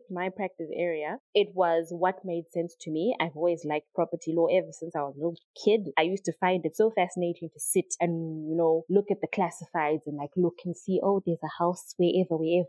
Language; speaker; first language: English; non-native, local second language; Shona